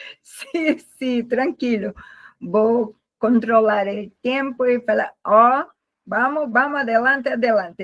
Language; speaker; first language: Spanish; non-native, learner; Portuguese